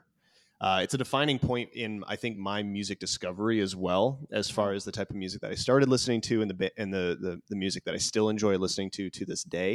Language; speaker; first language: English; native; English